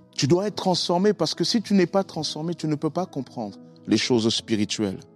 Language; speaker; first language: French; native; French